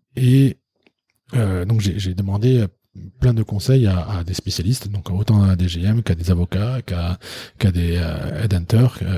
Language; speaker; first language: French; native; French